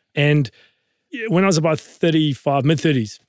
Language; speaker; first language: English; native; English